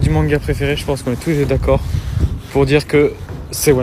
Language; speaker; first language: French; native; French